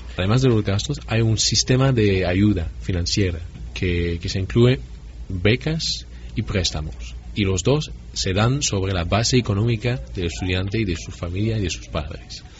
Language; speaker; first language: Spanish; non-native, fluent; French